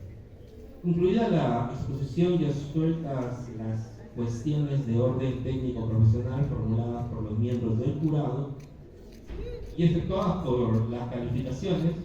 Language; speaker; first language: Spanish; native; Spanish